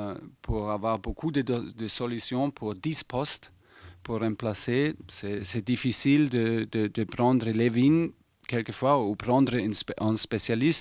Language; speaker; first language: French; non-native, fluent; German